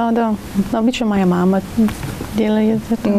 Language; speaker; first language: Russian; non-native, learner; Italian